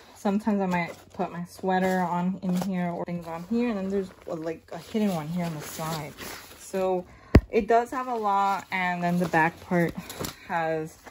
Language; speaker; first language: English; native; English